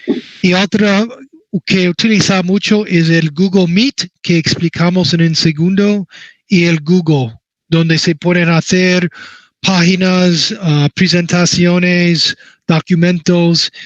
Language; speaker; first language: Spanish; non-native, learner; English